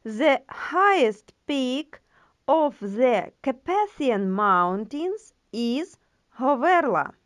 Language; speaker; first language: English; non-native, fluent; Ukrainian